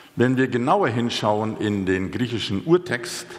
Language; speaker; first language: German; non-native, fluent; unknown